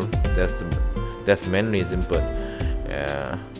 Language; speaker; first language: English; non-native, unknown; Korean